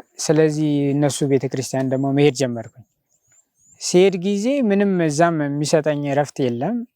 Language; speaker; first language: Amharic; early bilingual, heritage; Italian